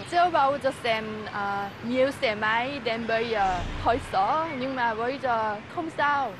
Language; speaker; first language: Vietnamese; non-native, learner; Korean